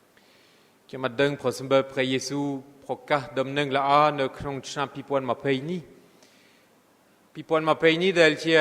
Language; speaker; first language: Khmer; non-native, fluent; French